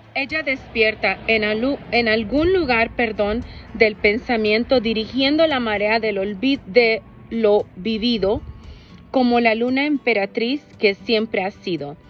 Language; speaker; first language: Spanish; early bilingual, heritage; Spanish